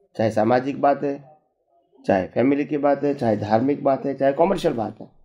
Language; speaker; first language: Hindi; non-native, local second language; Gujarati